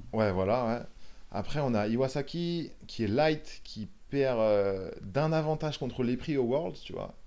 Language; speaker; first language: French; native; French